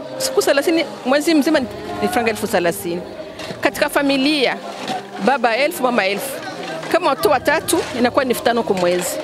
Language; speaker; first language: Swahili; non-native, local second language; Rundi